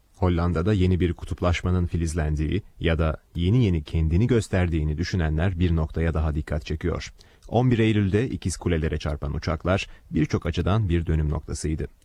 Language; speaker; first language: Turkish; native; Turkish